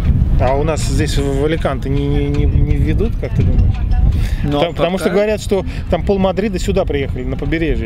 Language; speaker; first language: Russian; native; Russian